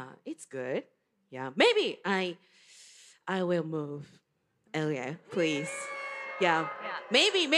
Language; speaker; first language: English; non-native, learner; Japanese